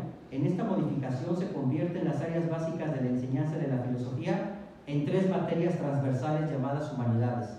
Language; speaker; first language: Spanish; native; Spanish